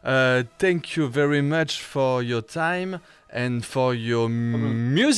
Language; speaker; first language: English; non-native, learner; French